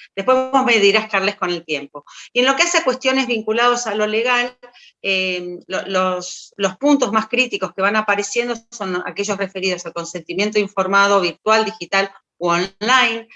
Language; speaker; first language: Spanish; native; Spanish